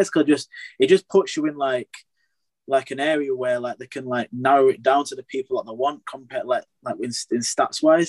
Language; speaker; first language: English; native; English